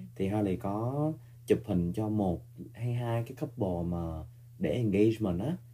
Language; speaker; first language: Vietnamese; early bilingual, heritage; Vietnamese